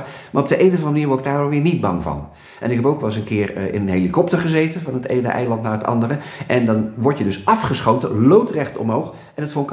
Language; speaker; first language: Dutch; native; Dutch